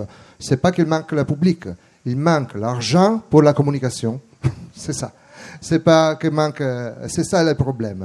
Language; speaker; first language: French; non-native, fluent; Italian